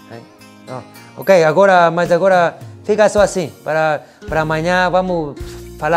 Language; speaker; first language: Portuguese; non-native, learner; Vietnamese